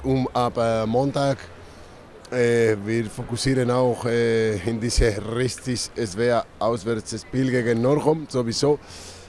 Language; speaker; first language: German; non-native, fluent; Spanish